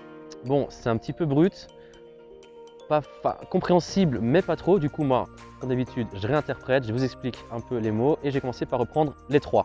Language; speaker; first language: French; native; French